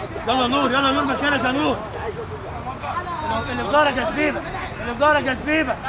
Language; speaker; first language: Arabic; native; Arabic